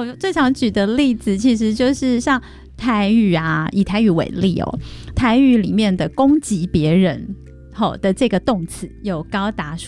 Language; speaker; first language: Chinese; non-native, local second language; Min Nan Chinese